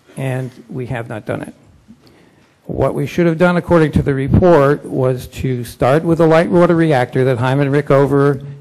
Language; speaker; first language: English; native; English